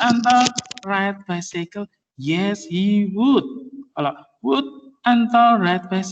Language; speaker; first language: English; non-native, fluent; Indonesian